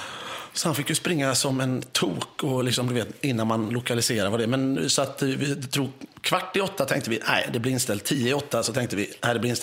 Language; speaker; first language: Swedish; native; Swedish